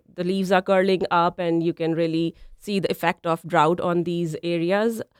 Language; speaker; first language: English; non-native, local second language; Punjabi